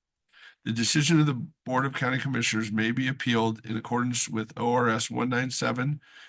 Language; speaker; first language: English; native; English